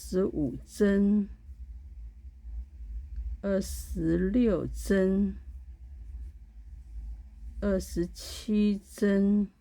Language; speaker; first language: Chinese; native; Chinese